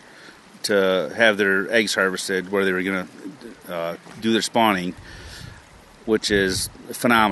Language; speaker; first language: English; native; English